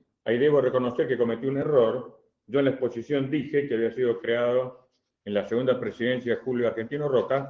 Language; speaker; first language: Spanish; native; Spanish